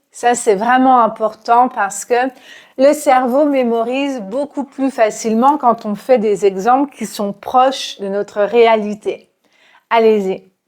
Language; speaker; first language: French; native; French